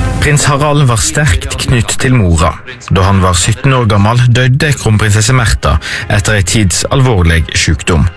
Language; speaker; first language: Norwegian; native; Norwegian